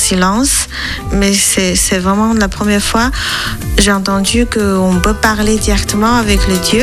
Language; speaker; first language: French; non-native, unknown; Chinese